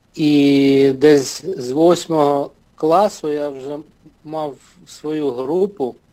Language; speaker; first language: Ukrainian; native; Ukrainian